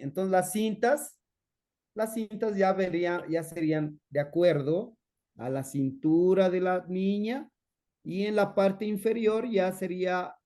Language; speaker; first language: Spanish; native; Spanish